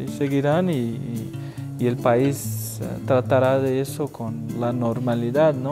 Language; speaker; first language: Spanish; non-native, fluent; Portuguese